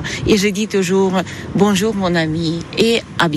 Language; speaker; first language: French; non-native, fluent; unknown